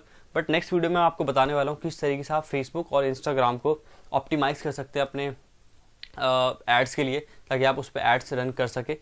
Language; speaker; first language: Hindi; native; Hindi